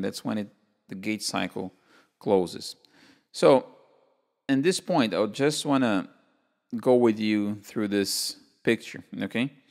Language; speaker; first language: English; non-native, fluent; Portuguese